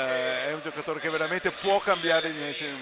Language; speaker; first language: Italian; native; Italian